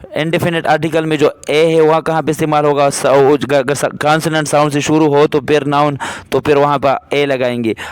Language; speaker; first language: Urdu; non-native, local second language; Pashto